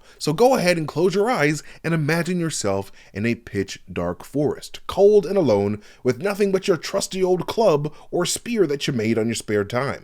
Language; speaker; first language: English; native; English